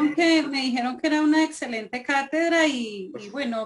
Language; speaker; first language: Spanish; native; Spanish